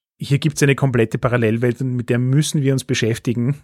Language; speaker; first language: German; native; German